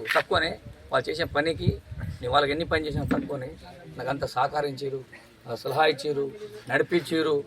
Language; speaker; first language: Telugu; non-native, local second language; Lambadi